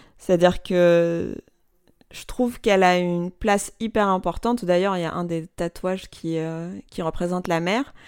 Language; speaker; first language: French; non-native, local second language; Arabic